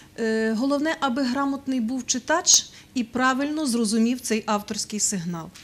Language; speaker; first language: Ukrainian; native; Ukrainian